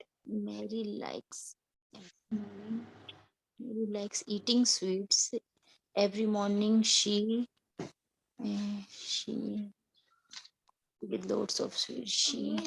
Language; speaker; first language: English; non-native, learner; Hindi